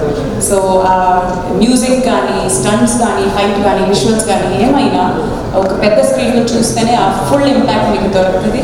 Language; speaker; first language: Telugu; non-native, learner; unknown